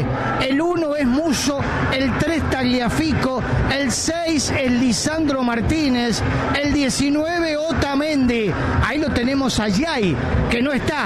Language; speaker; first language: Spanish; native; Spanish